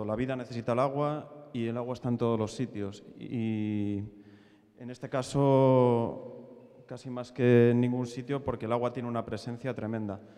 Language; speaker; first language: Spanish; native; Spanish